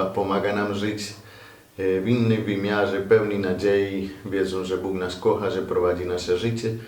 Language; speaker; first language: Polish; non-native, fluent; Spanish